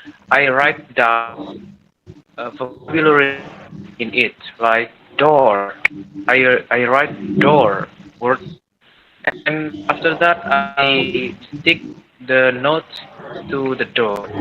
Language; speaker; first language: English; non-native, fluent; Indonesian